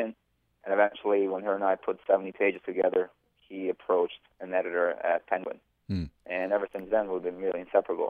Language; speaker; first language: English; early bilingual, other home language; Bosnian